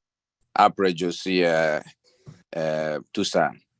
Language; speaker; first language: French; non-native, learner; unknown